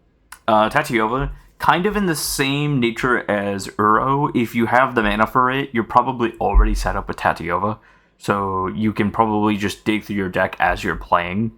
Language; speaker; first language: English; native; English